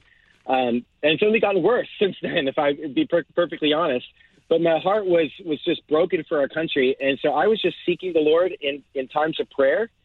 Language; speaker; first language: English; native; English